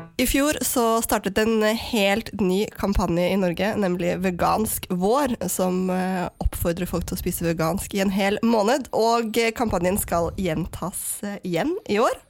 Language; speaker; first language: Norwegian; native; Norwegian